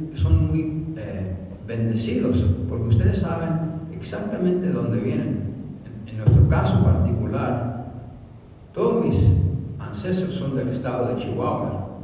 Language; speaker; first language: Spanish; early bilingual, other home language; English